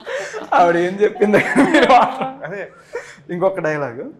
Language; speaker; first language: Telugu; native; Telugu